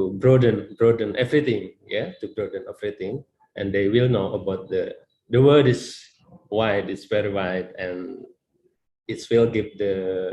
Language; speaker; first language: English; non-native, learner; Indonesian